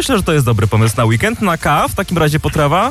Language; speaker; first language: Polish; native; Polish